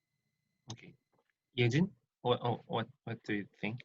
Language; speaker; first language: English; non-native, learner; Korean